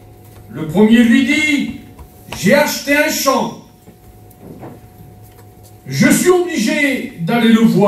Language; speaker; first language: French; native; French